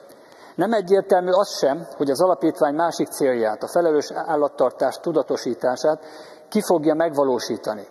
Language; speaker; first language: Hungarian; native; Hungarian